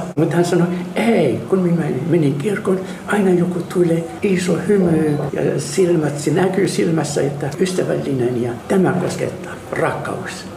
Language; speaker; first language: Finnish; non-native, fluent; Arabic